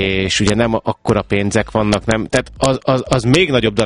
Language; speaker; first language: Hungarian; native; Hungarian